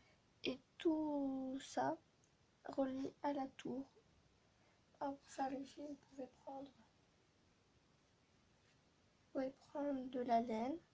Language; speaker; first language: French; native; French